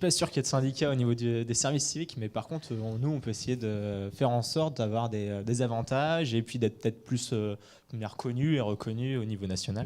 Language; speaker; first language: French; native; French